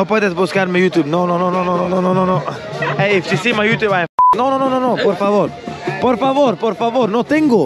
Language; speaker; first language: Spanish; non-native, learner; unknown